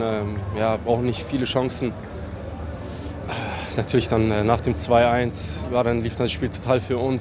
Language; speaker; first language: German; native; German